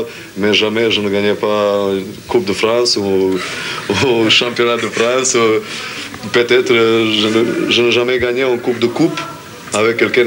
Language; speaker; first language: French; non-native, learner; Serbian